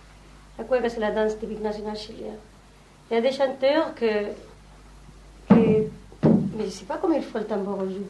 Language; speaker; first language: French; non-native, learner; Spanish